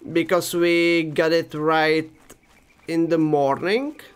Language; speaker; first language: English; non-native, fluent; Czech